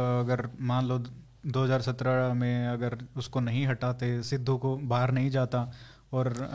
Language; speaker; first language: Hindi; native; Hindi